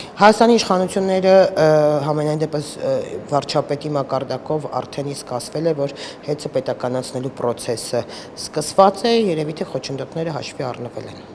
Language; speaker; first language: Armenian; native; Armenian